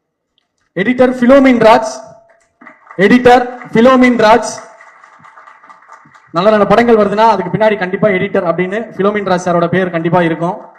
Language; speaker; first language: Tamil; native; Tamil